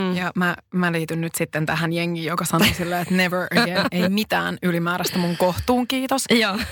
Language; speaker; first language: Finnish; native; Finnish